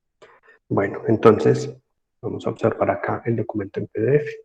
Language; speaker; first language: Spanish; native; Spanish